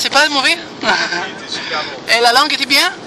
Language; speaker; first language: French; non-native, fluent; Arabic